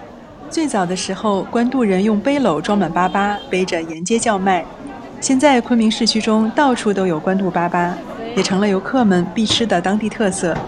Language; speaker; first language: Chinese; native; Chinese